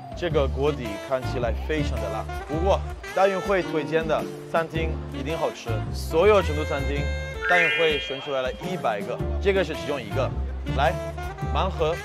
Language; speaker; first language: Chinese; non-native, fluent; English